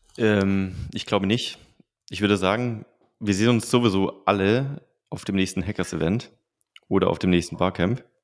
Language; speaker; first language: German; native; German